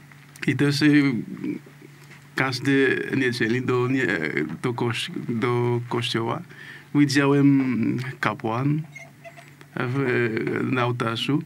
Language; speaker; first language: Polish; non-native, learner; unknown